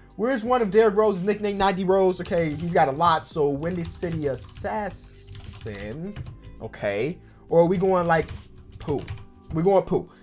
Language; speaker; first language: English; native; English